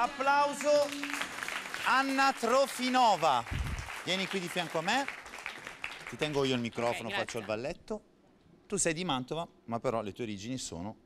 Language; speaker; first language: Italian; native; Italian